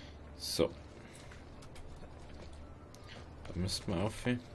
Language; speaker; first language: German; native; German